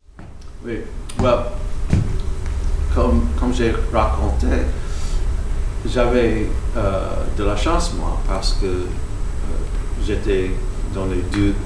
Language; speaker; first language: French; non-native, fluent; English